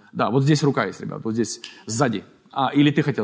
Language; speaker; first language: Russian; native; Russian